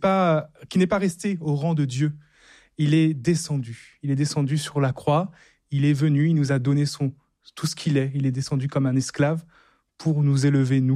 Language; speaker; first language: French; native; French